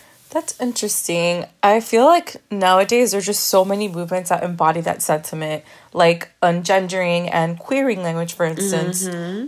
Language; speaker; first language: English; early bilingual, other home language; Spanish